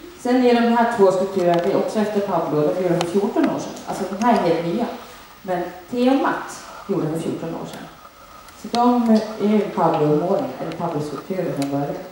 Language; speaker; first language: Swedish; early bilingual, other home language; Finnish